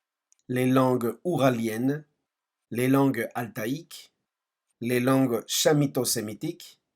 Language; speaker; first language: French; non-native, fluent; Spanish